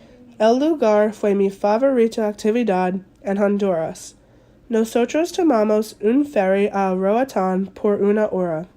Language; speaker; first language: Spanish; non-native, learner; English